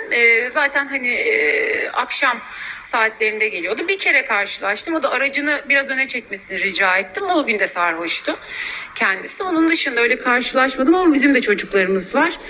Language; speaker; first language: Turkish; native; Turkish